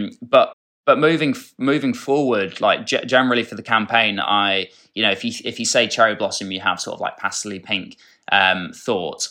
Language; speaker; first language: English; native; English